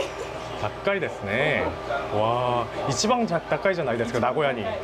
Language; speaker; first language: Japanese; non-native, learner; Korean